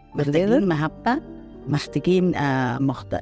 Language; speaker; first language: Arabic; non-native, fluent; Italian